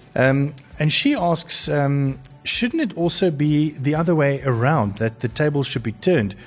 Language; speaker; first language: English; non-native, local second language; Afrikaans